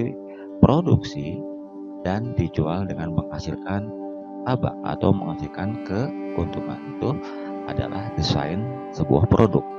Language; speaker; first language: Indonesian; native; Indonesian